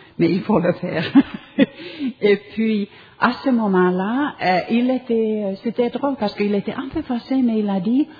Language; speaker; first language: French; non-native, learner; Finnish